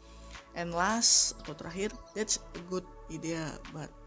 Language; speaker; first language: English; non-native, learner; Indonesian